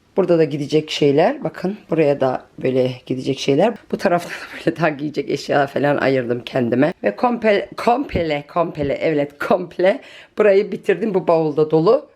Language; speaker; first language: Turkish; early bilingual, heritage; Turkish